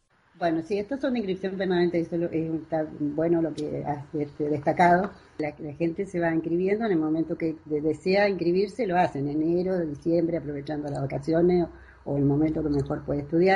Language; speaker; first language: Spanish; native; Spanish